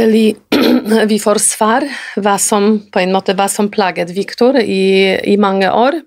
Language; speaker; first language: Norwegian; non-native, fluent; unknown